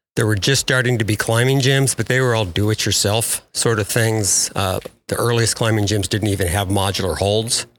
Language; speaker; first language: English; native; English